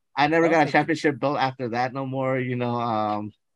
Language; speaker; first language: English; early bilingual, other home language; Spanish